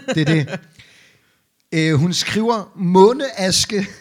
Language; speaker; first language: Danish; non-native, fluent; Arabic